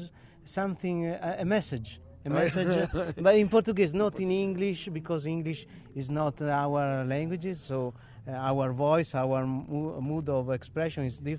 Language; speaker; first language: English; non-native, learner; Italian